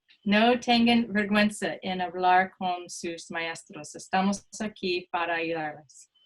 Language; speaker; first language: Spanish; non-native, fluent; English